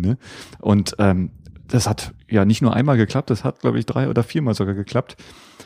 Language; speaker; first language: German; native; German